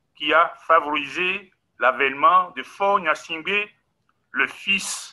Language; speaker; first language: French; non-native, local second language; Ewe